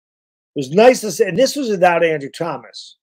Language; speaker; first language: English; native; English